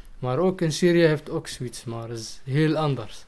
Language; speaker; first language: Dutch; non-native, learner; Arabic